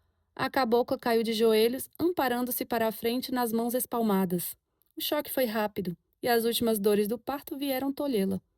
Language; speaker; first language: Portuguese; native; Portuguese